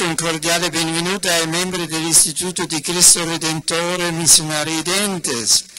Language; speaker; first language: Italian; non-native, fluent; German